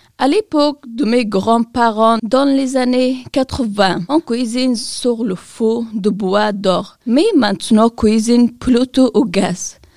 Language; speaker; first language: French; non-native, learner; Persian